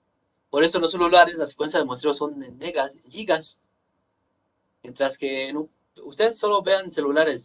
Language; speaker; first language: Spanish; native; Spanish